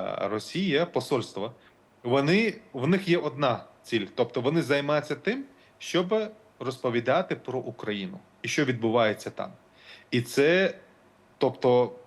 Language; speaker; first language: Ukrainian; non-native, local second language; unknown